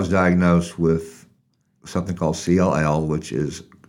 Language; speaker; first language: English; native; English